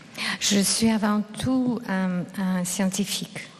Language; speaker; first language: French; non-native, fluent; Russian